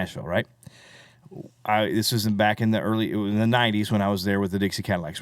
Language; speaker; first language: English; native; English